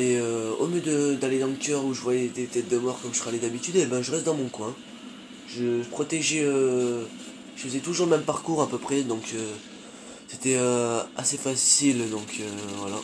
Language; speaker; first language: French; native; French